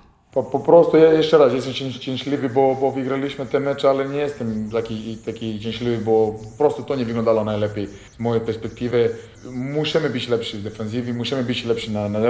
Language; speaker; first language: Polish; non-native, fluent; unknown